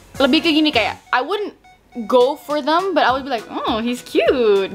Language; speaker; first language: English; early bilingual, heritage; English